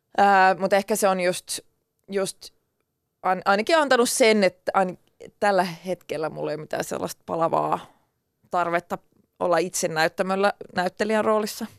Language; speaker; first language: Finnish; non-native, local second language; Swedish